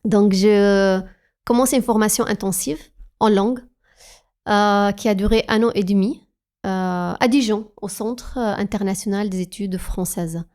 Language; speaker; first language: French; non-native, fluent; Arabic